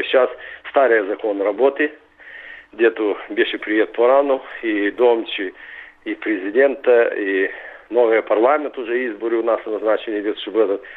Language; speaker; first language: Bulgarian; early bilingual, heritage; Bulgarian